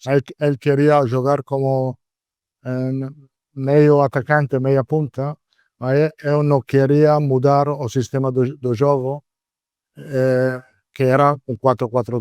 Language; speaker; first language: Portuguese; non-native, learner; Italian